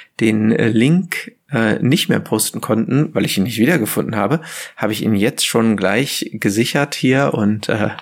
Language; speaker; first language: German; native; German